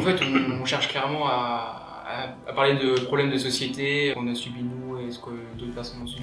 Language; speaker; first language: French; native; French